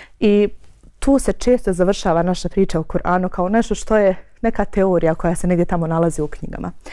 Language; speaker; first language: Bosnian; native; Bosnian